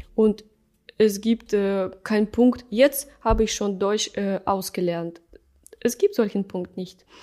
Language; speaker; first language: German; non-native, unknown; Russian